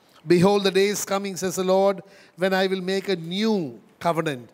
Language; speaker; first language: English; non-native, local second language; Malayalam